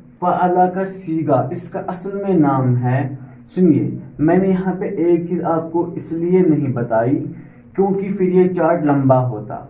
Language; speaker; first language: Urdu; native; Urdu